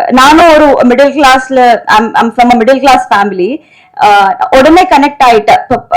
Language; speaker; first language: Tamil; non-native, learner; Telugu